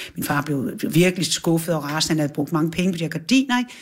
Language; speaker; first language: Danish; native; Danish